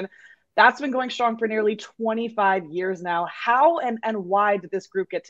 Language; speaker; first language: English; native; English